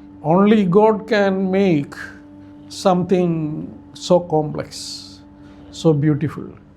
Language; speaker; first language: English; non-native, local second language; Malayalam